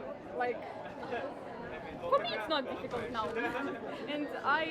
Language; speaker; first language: English; non-native, learner; Ukrainian